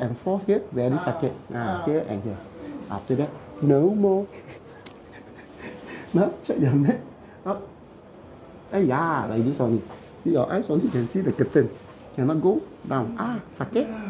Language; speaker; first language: English; non-native, local second language; Cantonese